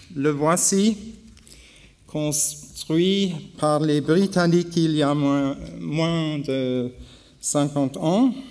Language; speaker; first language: French; non-native, learner; English